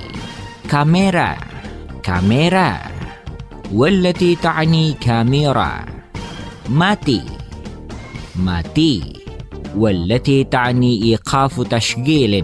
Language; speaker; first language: Arabic; non-native, fluent; Indonesian